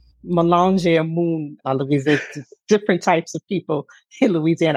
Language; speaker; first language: English; native; English